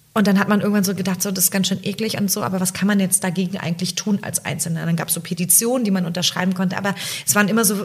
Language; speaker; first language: German; native; German